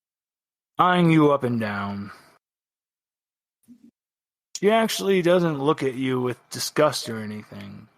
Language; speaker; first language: English; native; English